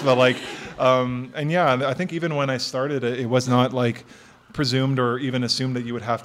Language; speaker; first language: English; native; English